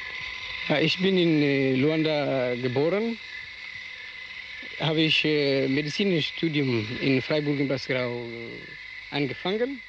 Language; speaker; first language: German; non-native, learner; Portuguese